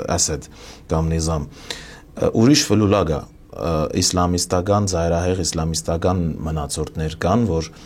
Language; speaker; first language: Armenian; early bilingual, heritage; Armenian